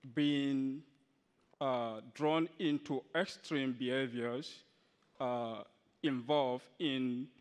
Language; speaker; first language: English; non-native, local second language; Hausa